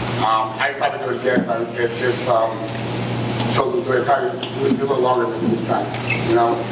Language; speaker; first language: English; native; English